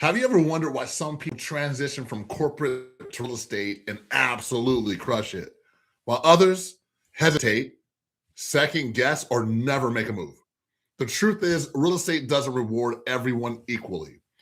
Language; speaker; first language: English; native; English